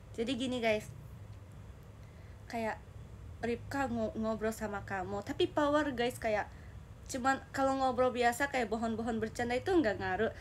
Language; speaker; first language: Indonesian; non-native, learner; Japanese